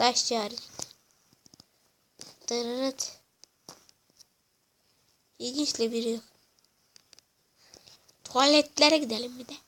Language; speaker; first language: Turkish; native; Turkish